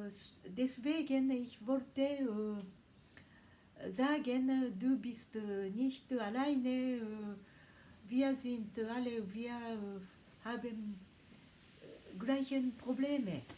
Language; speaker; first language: German; non-native, learner; Japanese